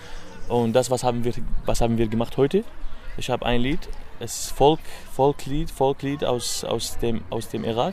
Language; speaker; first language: German; non-native, learner; Arabic